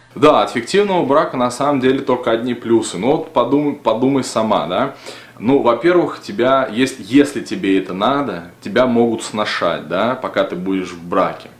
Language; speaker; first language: Russian; native; Russian